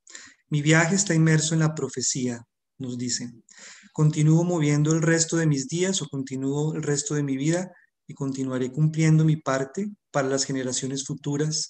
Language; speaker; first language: Spanish; native; Spanish